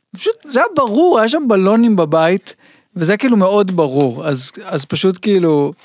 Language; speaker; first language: Hebrew; native; Hebrew